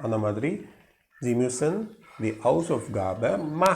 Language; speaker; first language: German; non-native, learner; Tamil